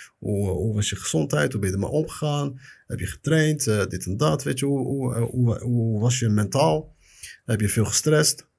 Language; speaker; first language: Dutch; early bilingual, other home language; Arabic